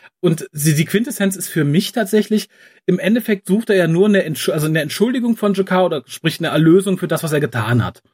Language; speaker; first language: German; native; German